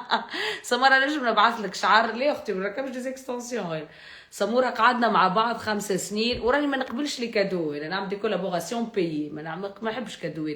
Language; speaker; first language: Arabic; native; Arabic